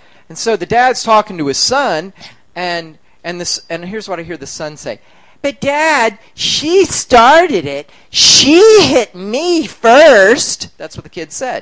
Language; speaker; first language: English; native; English